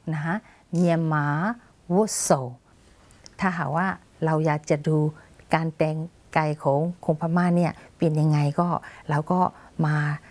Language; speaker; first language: Thai; non-native, fluent; Burmese